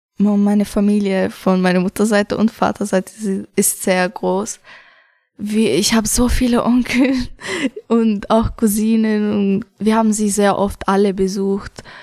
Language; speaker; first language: German; early bilingual, other home language; Arabic